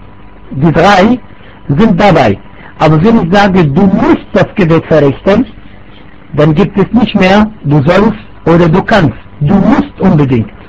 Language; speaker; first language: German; non-native, fluent; Arabic